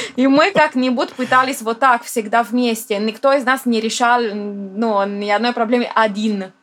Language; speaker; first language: Russian; non-native, fluent; Italian